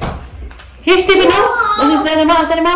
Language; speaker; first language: German; non-native, learner; Cebuano